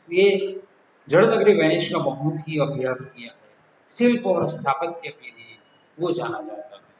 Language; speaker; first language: Hindi; non-native, local second language; Gujarati